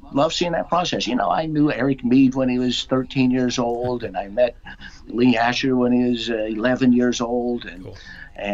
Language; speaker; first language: English; native; English